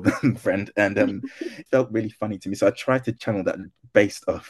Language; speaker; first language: English; non-native, local second language; Akan